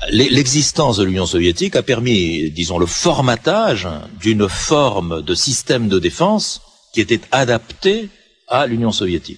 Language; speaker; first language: French; native; French